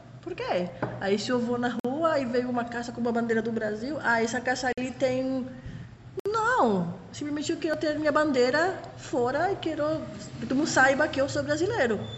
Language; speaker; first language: Portuguese; non-native, fluent; Spanish